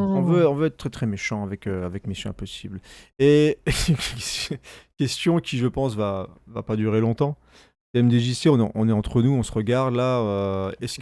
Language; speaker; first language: French; native; French